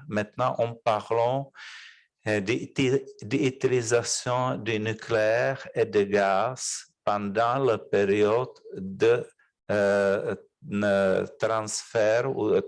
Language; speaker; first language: French; non-native, fluent; Czech